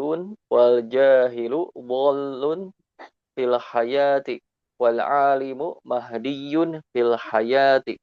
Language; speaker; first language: Arabic; non-native, learner; Indonesian